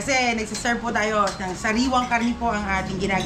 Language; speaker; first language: Filipino; native; Filipino